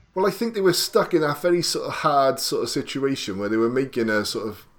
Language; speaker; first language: English; native; English